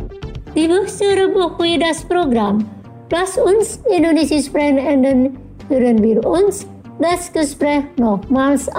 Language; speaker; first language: German; non-native, fluent; Indonesian